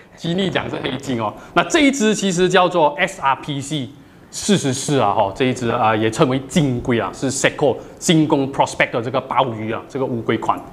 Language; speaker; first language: Chinese; native; Chinese